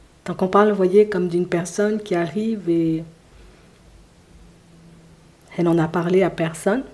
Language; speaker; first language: French; native; French